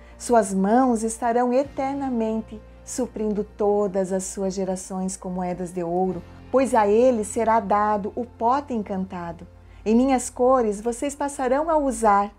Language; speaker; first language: Portuguese; native; Portuguese